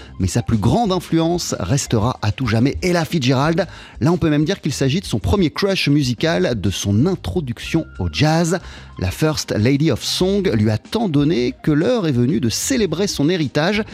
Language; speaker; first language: French; native; French